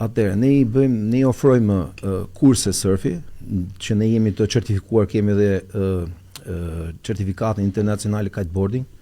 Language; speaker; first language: Albanian; native; Albanian